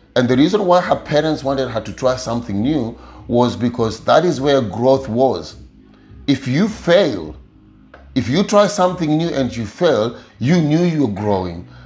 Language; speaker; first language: English; non-native, local second language; Luyia